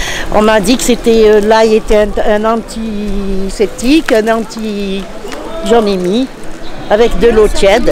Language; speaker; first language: French; native; French